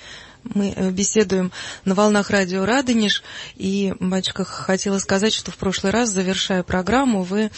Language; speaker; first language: Russian; native; Russian